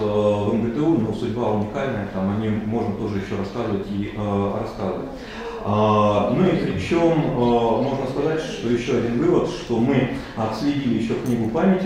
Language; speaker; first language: Russian; native; Russian